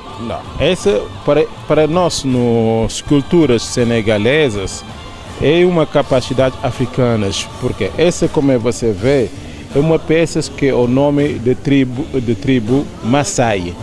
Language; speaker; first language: Portuguese; non-native, learner; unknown